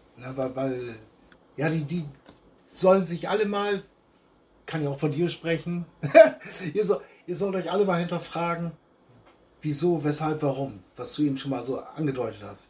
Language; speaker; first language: German; native; German